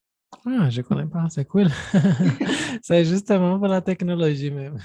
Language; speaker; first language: French; non-native, fluent; Portuguese